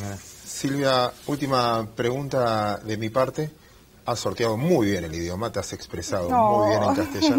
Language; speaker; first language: Spanish; native; Spanish